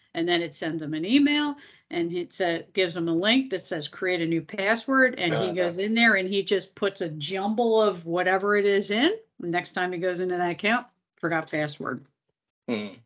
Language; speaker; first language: English; native; English